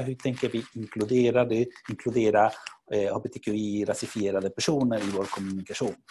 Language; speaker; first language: Swedish; non-native, fluent; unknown